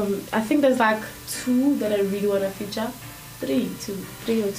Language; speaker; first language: English; non-native, local second language; Zulu